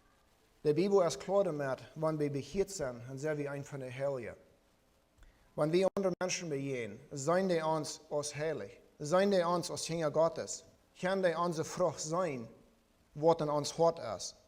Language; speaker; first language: German; non-native, learner; Plautdietsch